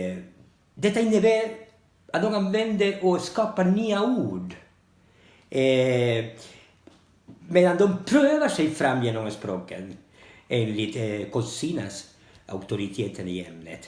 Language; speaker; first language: Swedish; non-native, learner; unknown